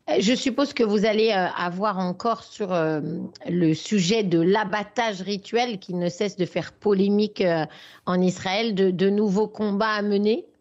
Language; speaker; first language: French; native; French